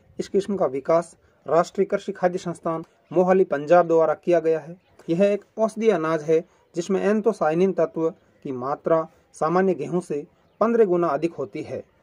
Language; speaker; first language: Hindi; native; Hindi